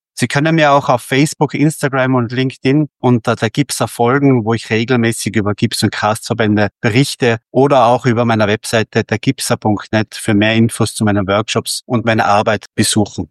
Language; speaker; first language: German; native; German